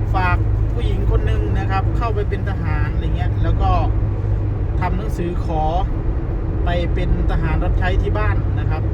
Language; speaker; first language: Thai; non-native, local second language; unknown